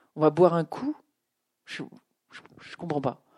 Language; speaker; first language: French; native; French